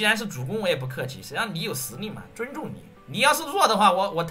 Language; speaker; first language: Chinese; native; Chinese